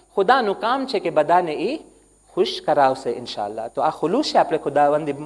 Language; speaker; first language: Gujarati; non-native, learner; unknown